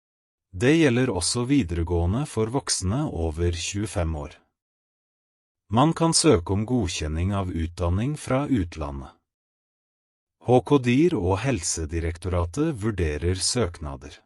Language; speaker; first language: Norwegian; non-native, fluent; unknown